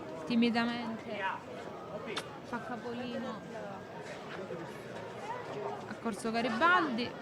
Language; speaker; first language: Italian; native; Italian